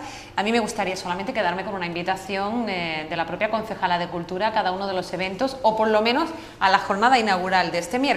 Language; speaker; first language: Spanish; native; Spanish